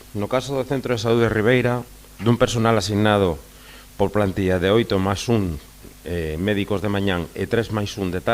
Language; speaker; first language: Galician; non-native, local second language; Spanish